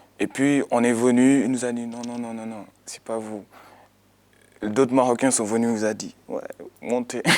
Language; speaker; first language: French; non-native, local second language; Wolof